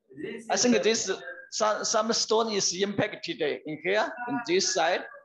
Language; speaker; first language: English; non-native, learner; Chinese